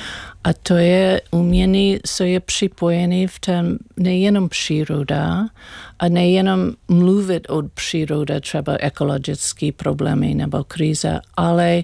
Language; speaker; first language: Czech; non-native, learner; English